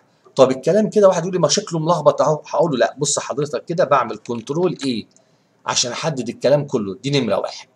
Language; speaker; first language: Arabic; native; Arabic